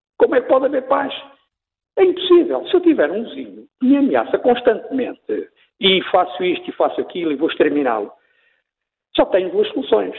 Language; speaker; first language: Portuguese; native; Portuguese